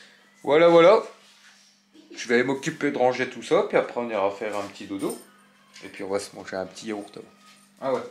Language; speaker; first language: French; native; French